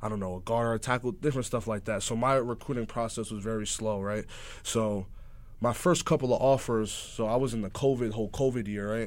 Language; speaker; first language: English; native; English